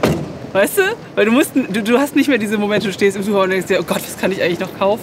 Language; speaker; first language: German; native; German